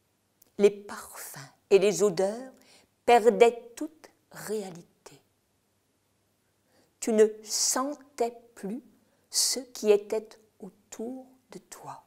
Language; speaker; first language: French; native; French